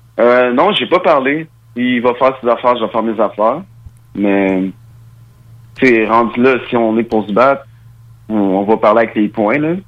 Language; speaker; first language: French; early bilingual, other home language; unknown